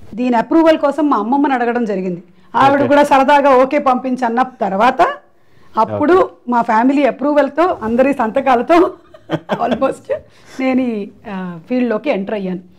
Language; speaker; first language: Telugu; non-native, local second language; Malayalam